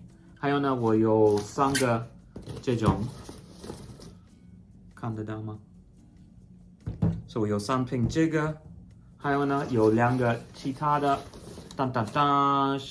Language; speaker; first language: Chinese; non-native, fluent; English